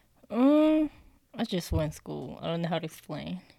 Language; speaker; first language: English; non-native, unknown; Korean